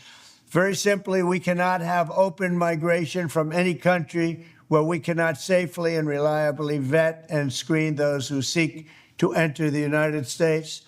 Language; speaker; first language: English; native; English